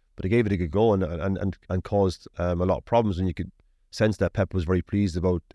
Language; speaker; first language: English; native; English